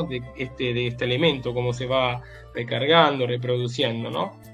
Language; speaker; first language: Spanish; native; Spanish